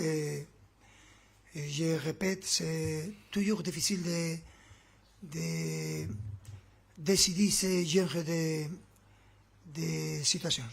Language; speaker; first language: French; non-native, fluent; Spanish